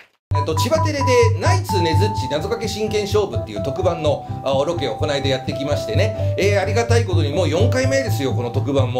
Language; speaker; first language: Japanese; native; Japanese